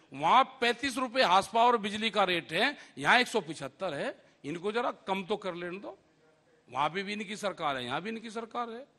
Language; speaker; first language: Hindi; native; Hindi